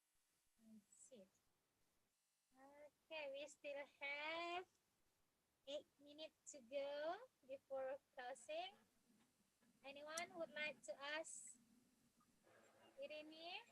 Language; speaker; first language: English; non-native, fluent; Indonesian